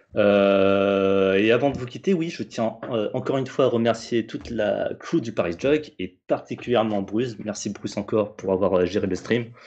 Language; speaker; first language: French; native; French